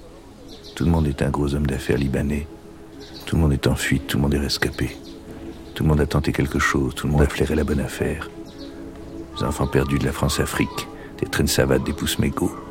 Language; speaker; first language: French; native; French